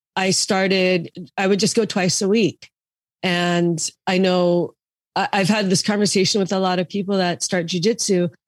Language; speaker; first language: English; native; English